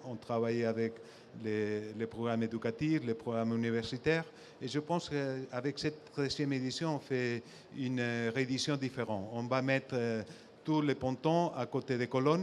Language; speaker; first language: French; non-native, fluent; Spanish